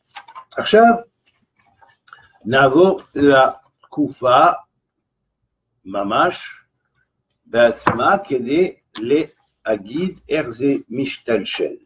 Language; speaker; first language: Hebrew; non-native, fluent; French